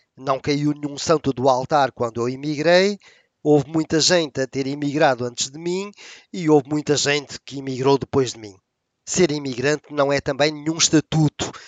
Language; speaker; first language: Portuguese; native; Portuguese